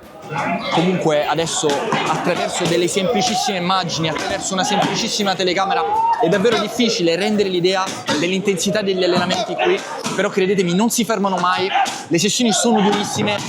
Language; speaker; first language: Italian; native; Italian